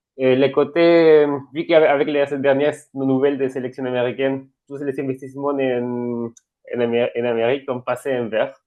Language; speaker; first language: French; non-native, fluent; Spanish